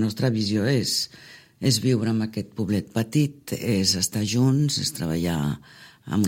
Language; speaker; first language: Catalan; non-native, fluent; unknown